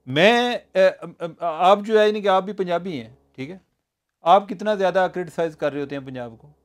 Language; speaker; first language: Urdu; non-native, local second language; Punjabi